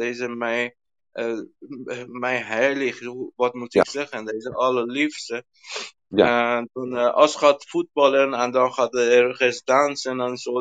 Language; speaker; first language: Dutch; non-native, learner; Persian